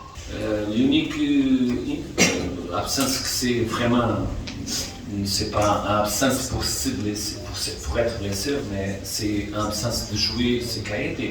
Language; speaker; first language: French; non-native, fluent; Portuguese